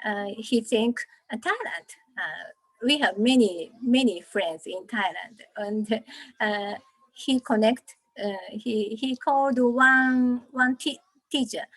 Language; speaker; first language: English; non-native, learner; Japanese